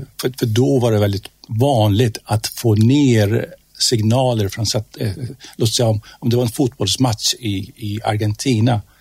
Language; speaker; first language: Swedish; non-native, fluent; Persian